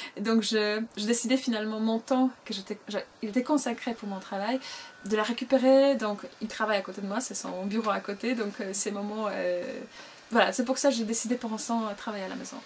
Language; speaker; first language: French; non-native, fluent; Polish